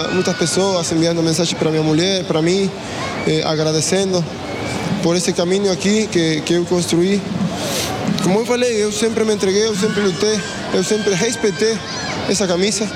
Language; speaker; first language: Portuguese; non-native, fluent; Spanish